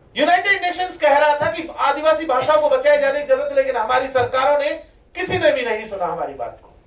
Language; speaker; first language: Hindi; non-native, local second language; Rajasthani